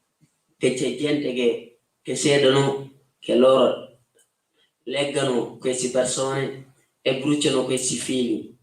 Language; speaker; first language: Italian; non-native, fluent; Wolof